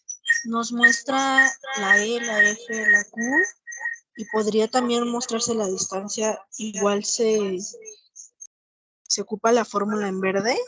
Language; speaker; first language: Spanish; native; Spanish